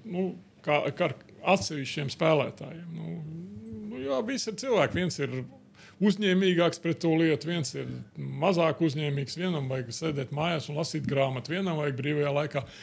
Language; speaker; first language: Latvian; native; Latvian